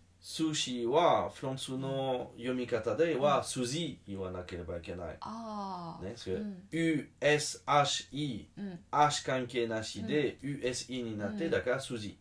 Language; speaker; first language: Japanese; non-native, learner; French